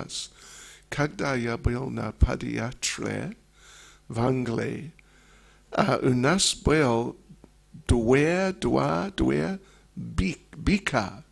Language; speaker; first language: Russian; non-native, learner; English